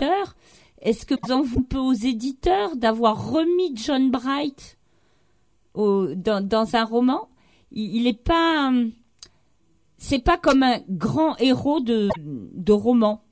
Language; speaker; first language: French; non-native, learner; English